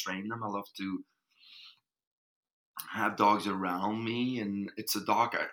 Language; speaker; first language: English; non-native, fluent; Dutch